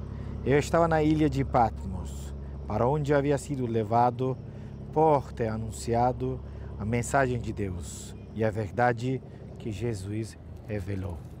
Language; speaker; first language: Portuguese; non-native, fluent; Turkish